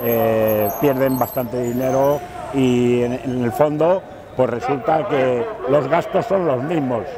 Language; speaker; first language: Spanish; native; Spanish